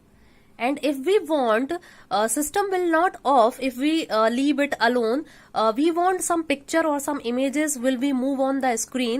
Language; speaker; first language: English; non-native, local second language; Hindi